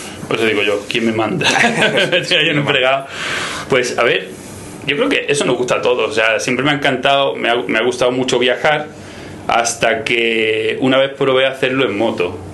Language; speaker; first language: Spanish; native; Spanish